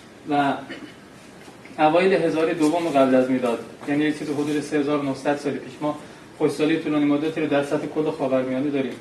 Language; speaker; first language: Persian; native; Persian